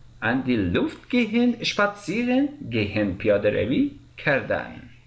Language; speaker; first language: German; non-native, fluent; Persian